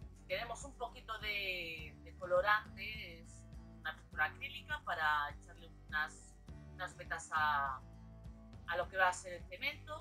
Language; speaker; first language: Spanish; native; Spanish